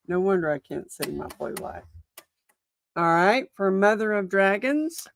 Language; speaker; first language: English; native; English